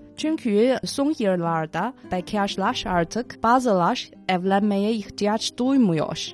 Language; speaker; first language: Turkish; non-native, fluent; Chinese